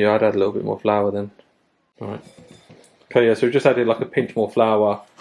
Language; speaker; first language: English; native; English